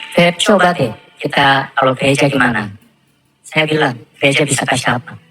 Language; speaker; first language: Indonesian; non-native, fluent; Korean